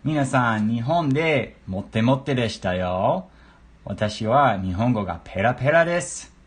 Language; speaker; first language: Japanese; non-native, learner; English